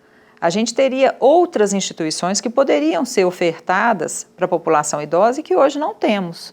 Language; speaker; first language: Portuguese; native; Portuguese